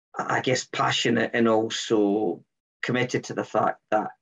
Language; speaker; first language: English; native; English